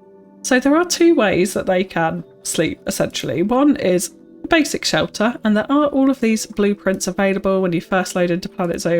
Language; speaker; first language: English; native; English